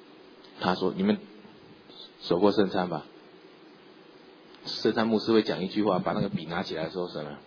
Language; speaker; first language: Chinese; native; Chinese